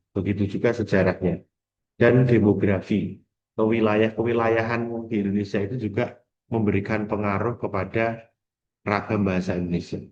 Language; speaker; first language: Indonesian; non-native, local second language; Javanese